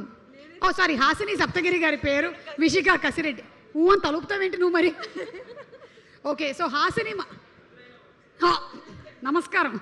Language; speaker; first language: Telugu; native; Telugu